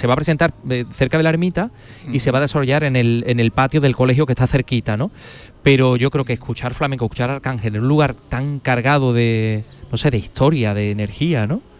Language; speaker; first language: Spanish; native; Spanish